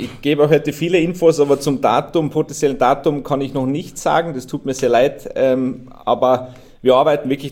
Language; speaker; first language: German; native; German